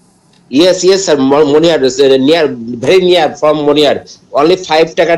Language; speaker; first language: English; non-native, learner; Bangla